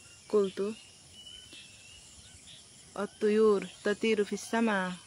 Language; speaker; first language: Arabic; non-native, learner; Bangla